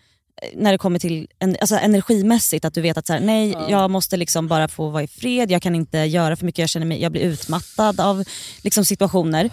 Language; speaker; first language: Swedish; native; Swedish